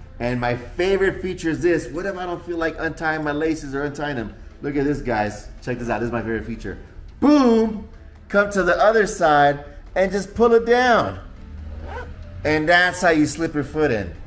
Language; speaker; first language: English; native; English